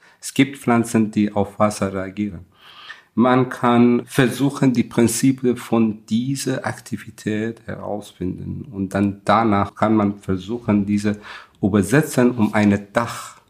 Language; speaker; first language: German; non-native, fluent; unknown